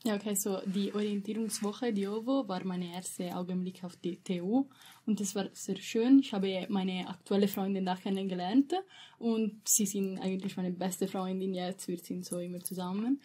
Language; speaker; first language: German; non-native, learner; Italian